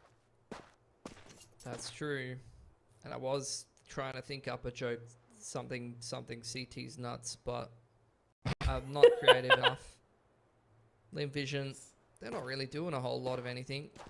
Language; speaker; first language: English; native; English